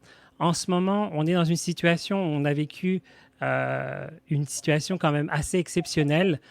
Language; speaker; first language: French; native; French